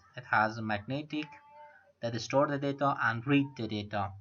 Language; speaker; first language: English; non-native, fluent; Persian